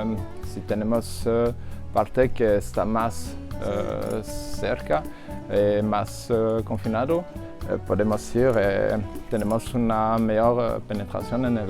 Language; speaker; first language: Spanish; non-native, learner; French